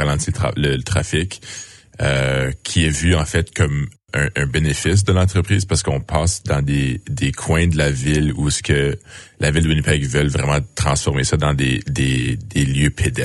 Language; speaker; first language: French; native; French